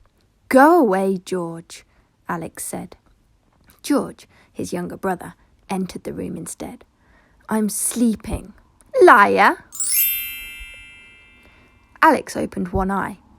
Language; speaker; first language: English; native; English